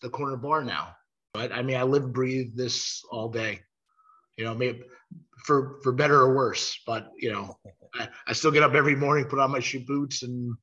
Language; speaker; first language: English; native; English